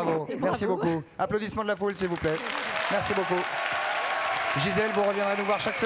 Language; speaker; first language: French; native; French